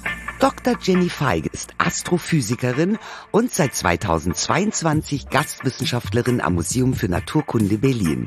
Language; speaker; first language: German; native; German